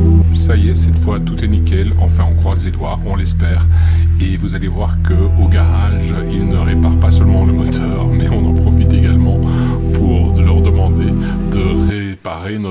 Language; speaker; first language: French; native; French